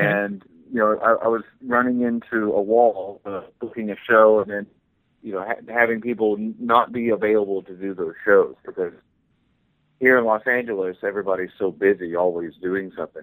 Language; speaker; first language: English; native; English